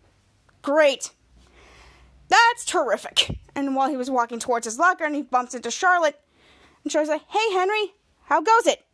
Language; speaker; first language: English; native; English